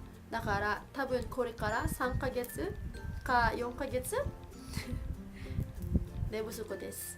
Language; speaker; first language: Japanese; early bilingual, other home language; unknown